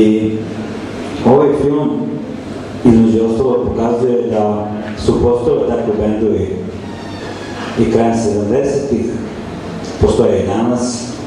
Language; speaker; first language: Serbian; native; Serbian